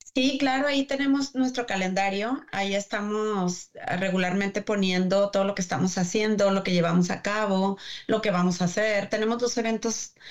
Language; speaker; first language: Spanish; native; Spanish